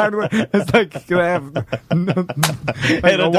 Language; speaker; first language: English; native; English